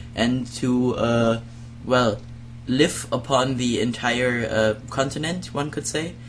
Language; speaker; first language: English; non-native, fluent; German